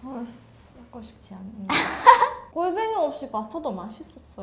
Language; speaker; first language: Korean; non-native, learner; Russian